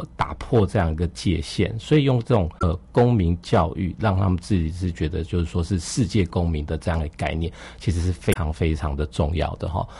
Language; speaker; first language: Chinese; native; Chinese